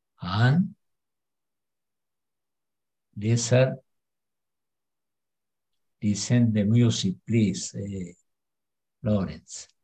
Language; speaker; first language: English; non-native, learner; Spanish